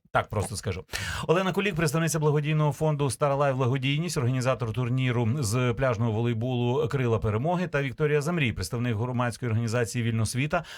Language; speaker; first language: Ukrainian; native; Ukrainian